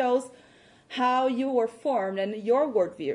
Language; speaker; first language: English; non-native, fluent; Portuguese